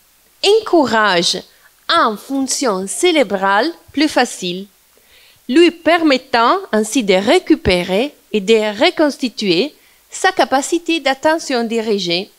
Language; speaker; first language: French; non-native, fluent; Italian